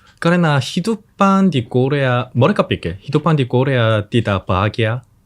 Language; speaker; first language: Indonesian; non-native, learner; Korean